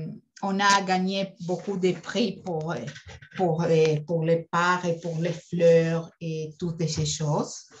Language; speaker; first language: French; non-native, fluent; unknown